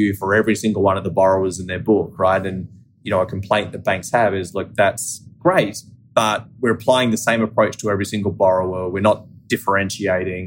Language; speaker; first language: English; native; English